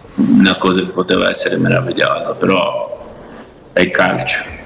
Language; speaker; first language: Italian; non-native, fluent; Portuguese